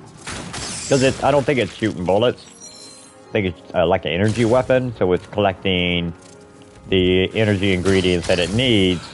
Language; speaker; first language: English; native; English